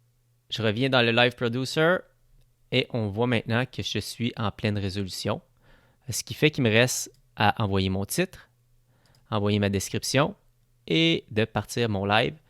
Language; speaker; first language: French; native; French